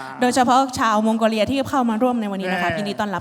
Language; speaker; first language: Thai; native; Thai